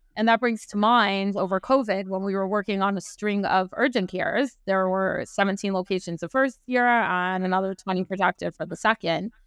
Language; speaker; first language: English; native; English